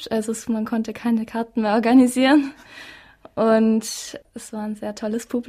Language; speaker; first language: German; native; German